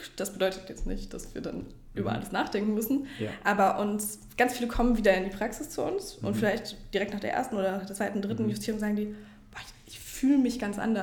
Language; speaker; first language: German; native; German